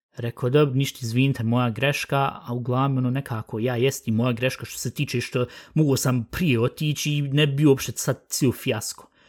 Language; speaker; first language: Bosnian; early bilingual, heritage; Bosnian